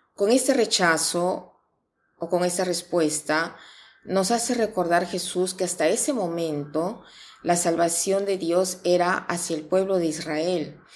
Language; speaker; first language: Spanish; non-native, fluent; Italian